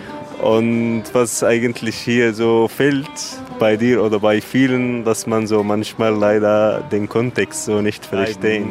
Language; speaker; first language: German; non-native, learner; Arabic